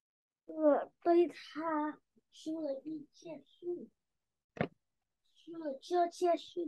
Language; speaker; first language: Chinese; non-native, learner; Vietnamese